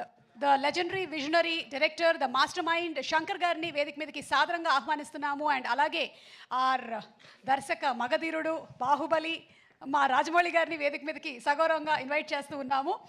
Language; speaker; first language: Telugu; native; Telugu